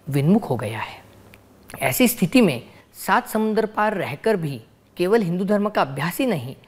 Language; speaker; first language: Hindi; non-native, local second language; Marathi